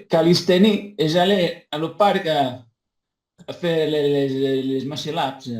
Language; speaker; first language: French; non-native, learner; Spanish